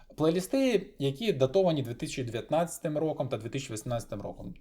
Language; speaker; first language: Ukrainian; non-native, local second language; Russian